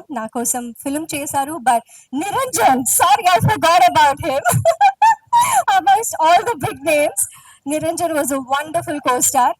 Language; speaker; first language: Telugu; non-native, local second language; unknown